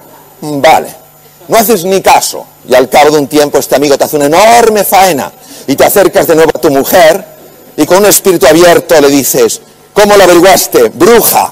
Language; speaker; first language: Spanish; native; Spanish